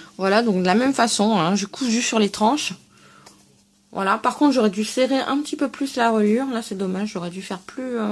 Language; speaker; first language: French; native; French